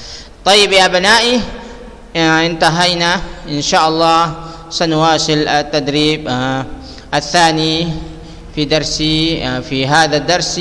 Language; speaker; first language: Arabic; non-native, fluent; Indonesian